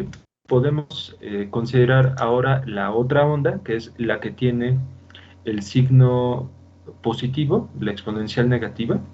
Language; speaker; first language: Spanish; native; Spanish